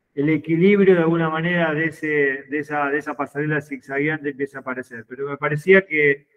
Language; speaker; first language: Spanish; native; Spanish